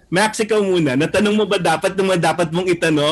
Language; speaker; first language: Filipino; native; Filipino